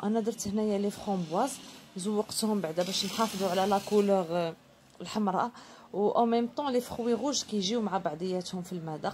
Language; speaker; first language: Arabic; native; Arabic